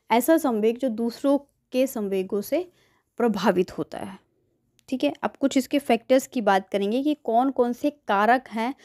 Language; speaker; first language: Hindi; native; Hindi